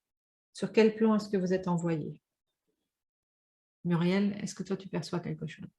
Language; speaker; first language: French; native; French